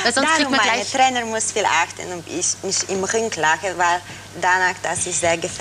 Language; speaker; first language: German; non-native, fluent; Bulgarian